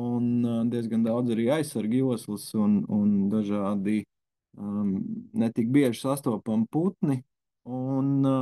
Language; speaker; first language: Latvian; native; Latvian